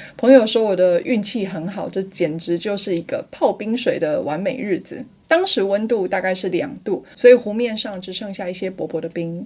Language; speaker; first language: Chinese; native; Chinese